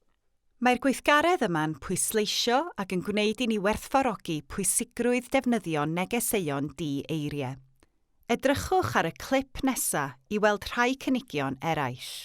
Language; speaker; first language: Welsh; native; Welsh